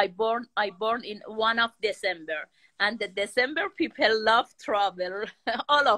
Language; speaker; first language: English; non-native, learner; Persian